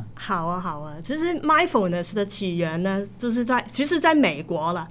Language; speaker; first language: Chinese; non-native, local second language; Cantonese